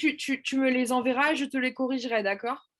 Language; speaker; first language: French; native; French